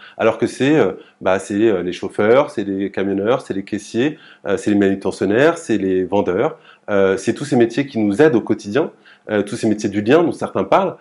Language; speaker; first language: French; native; French